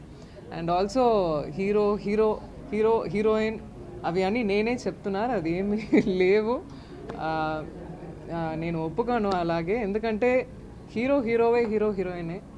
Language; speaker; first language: Telugu; non-native, fluent; Tamil